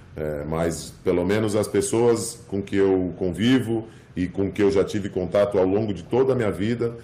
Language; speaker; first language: Portuguese; early bilingual, other home language; English